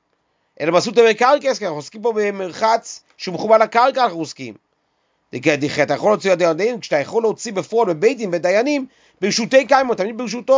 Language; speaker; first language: Hebrew; native; Hebrew